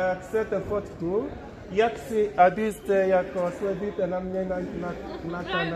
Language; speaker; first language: Czech; non-native, learner; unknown